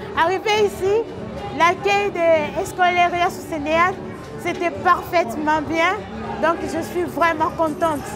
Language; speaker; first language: French; non-native, local second language; Lingala